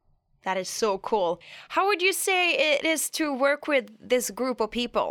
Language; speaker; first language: English; non-native, fluent; Swedish